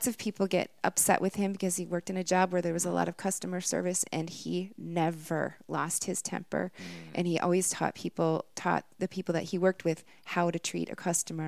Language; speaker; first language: English; native; English